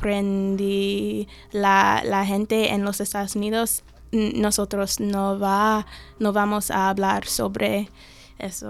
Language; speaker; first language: Spanish; non-native, learner; English